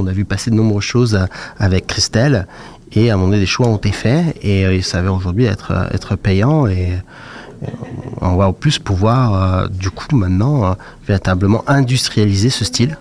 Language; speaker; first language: French; native; French